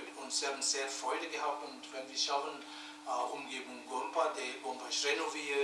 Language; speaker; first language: German; non-native, learner; Tibetan